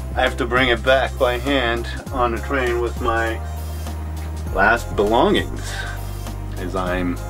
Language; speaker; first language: English; native; English